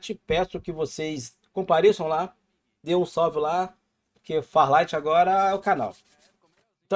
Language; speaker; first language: Portuguese; native; Portuguese